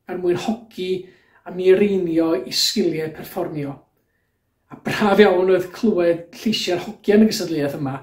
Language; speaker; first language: Welsh; native; Welsh